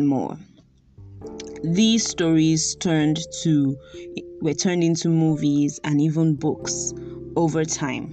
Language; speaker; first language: English; non-native, local second language; Yoruba